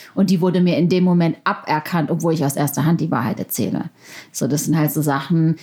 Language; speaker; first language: German; early bilingual, other home language; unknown